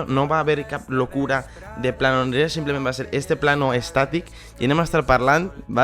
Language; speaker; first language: Catalan; native; Catalan